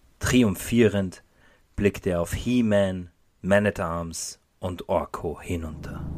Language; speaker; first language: German; native; German